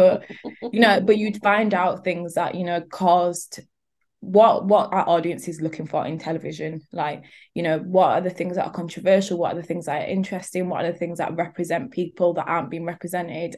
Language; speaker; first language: English; native; English